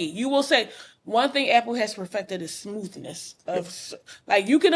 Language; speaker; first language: English; native; English